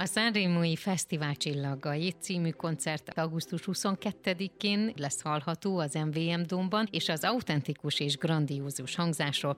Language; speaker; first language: Hungarian; native; Hungarian